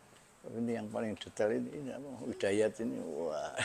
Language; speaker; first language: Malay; non-native, local second language; Javanese